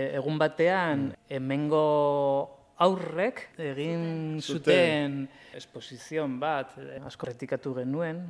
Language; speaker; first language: Basque; non-native, local second language; Spanish